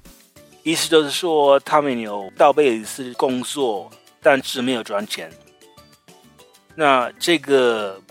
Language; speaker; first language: Chinese; non-native, fluent; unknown